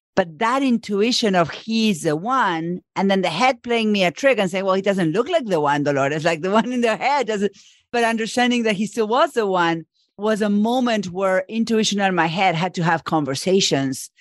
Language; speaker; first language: English; non-native, fluent; Spanish